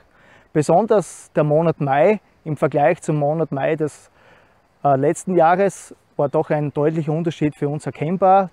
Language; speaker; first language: German; native; German